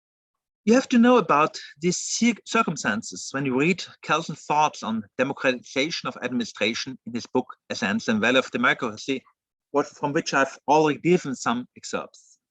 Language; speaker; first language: English; non-native, fluent; German